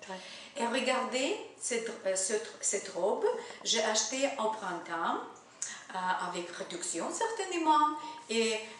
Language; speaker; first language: French; non-native, learner; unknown